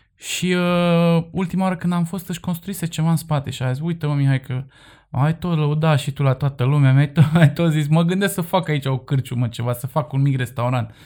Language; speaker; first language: Romanian; native; Romanian